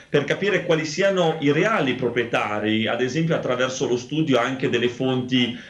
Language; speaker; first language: Italian; native; Italian